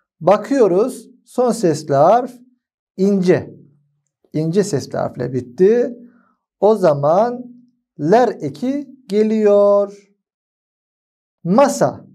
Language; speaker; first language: Turkish; non-native, fluent; Arabic